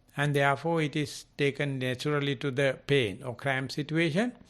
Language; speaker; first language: English; non-native, local second language; Sinhala